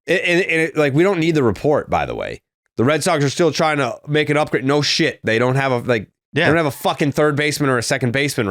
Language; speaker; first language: English; native; English